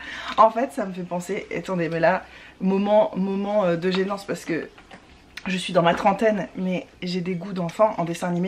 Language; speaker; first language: French; native; French